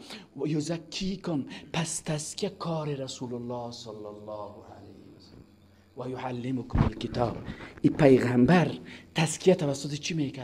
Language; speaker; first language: Persian; native; Persian